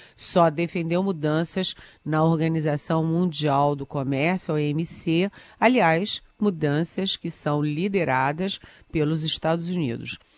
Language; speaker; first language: Portuguese; native; Portuguese